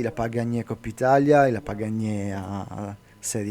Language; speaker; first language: French; non-native, learner; Italian